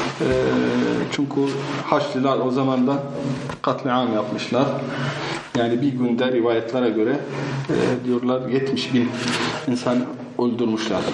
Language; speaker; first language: Turkish; non-native, fluent; Arabic